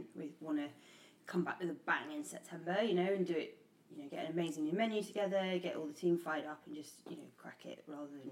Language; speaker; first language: English; native; English